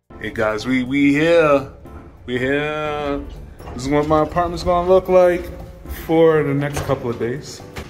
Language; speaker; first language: English; native; English